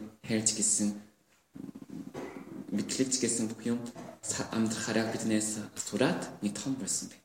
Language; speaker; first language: Mongolian; non-native, learner; Korean